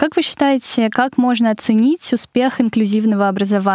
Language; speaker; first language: Russian; native; Russian